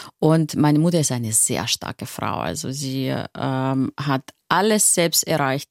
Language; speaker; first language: German; non-native, fluent; Russian